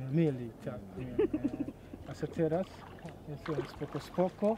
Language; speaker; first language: Polish; non-native, learner; Swahili